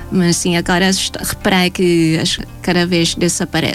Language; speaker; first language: Portuguese; non-native, fluent; Thai